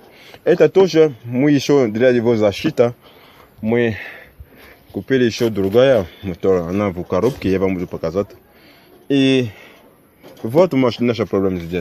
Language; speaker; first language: Russian; non-native, learner; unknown